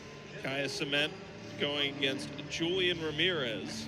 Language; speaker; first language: English; native; English